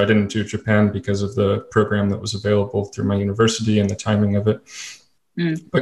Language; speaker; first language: English; native; English